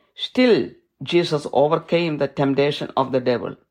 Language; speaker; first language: English; non-native, local second language; Malayalam